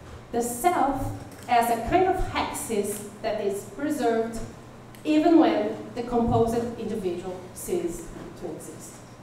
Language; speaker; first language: English; non-native, fluent; Portuguese